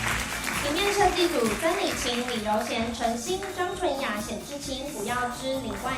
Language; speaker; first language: Chinese; native; Chinese